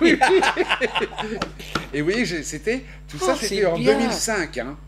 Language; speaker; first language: French; native; French